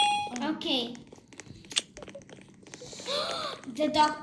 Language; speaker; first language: English; non-native, learner; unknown